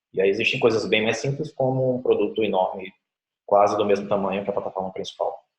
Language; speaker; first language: Portuguese; native; Portuguese